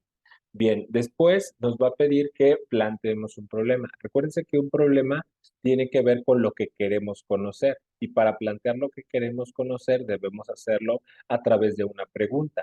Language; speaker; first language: Spanish; native; Spanish